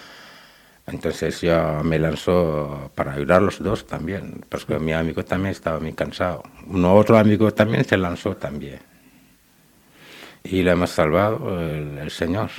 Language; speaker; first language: Spanish; non-native, learner; Wolof